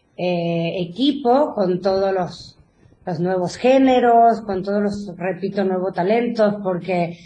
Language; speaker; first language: Spanish; native; Spanish